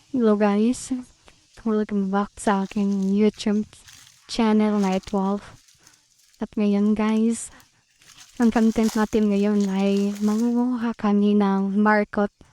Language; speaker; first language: Filipino; non-native, local second language; Cebuano